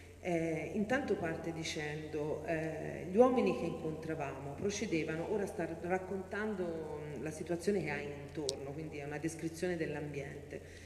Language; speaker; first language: Italian; native; Italian